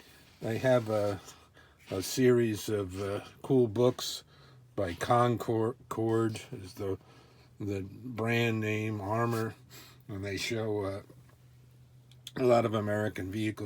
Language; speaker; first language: English; native; English